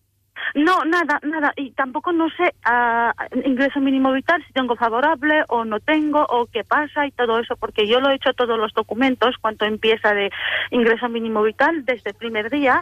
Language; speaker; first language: Spanish; non-native, learner; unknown